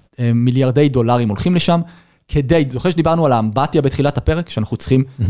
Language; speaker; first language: Hebrew; native; Hebrew